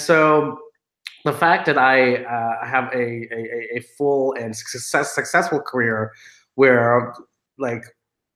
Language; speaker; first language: English; non-native, local second language; Filipino